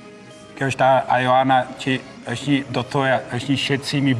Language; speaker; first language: Albanian; native; Albanian